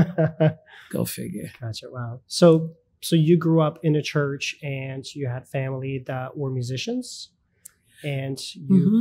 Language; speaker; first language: English; early bilingual, other home language; Russian